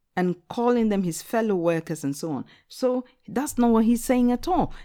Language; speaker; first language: English; non-native, local second language; Akan